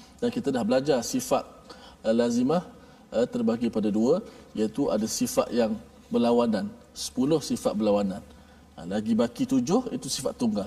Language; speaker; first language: Malay; native; Malay